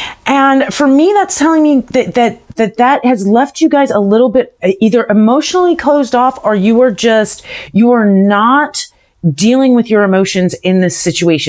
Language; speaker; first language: English; native; English